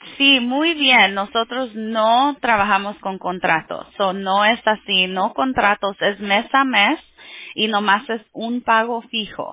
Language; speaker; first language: Spanish; early bilingual, heritage; Spanish